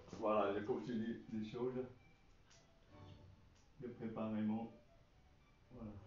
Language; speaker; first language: French; non-native, learner; Chinese